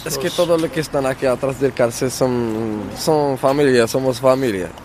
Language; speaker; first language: Spanish; non-native, learner; Arabic